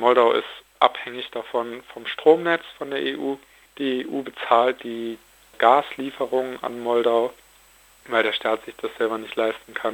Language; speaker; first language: German; native; German